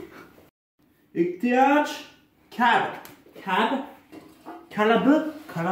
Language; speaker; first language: Turkish; non-native, learner; French